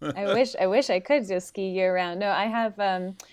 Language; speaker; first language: English; native; English